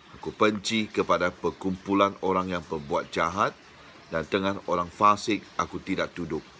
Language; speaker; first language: Malay; non-native, local second language; Chinese